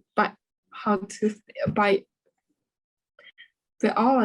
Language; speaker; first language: English; non-native, learner; Chinese